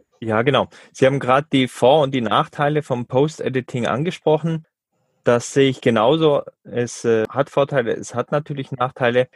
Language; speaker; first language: German; native; German